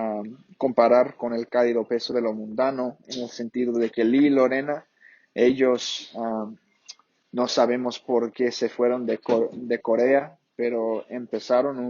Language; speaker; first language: Spanish; non-native, fluent; English